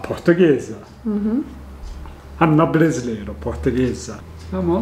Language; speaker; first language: Portuguese; non-native, learner; Turkish